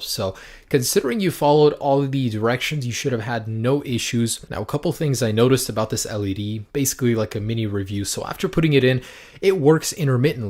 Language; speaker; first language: English; native; English